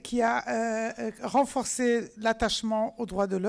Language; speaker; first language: French; non-native, local second language; Arabic